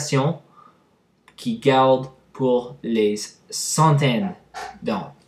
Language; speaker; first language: French; non-native, learner; English